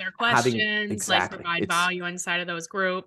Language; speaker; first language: English; native; English